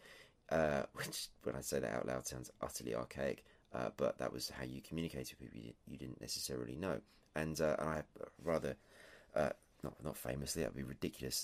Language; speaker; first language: English; native; English